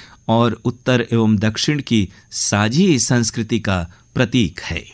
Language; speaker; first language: Hindi; native; Hindi